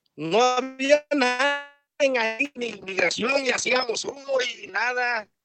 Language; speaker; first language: Spanish; native; Spanish